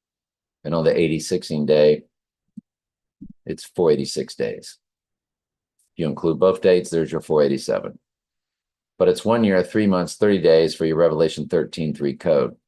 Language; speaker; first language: English; native; English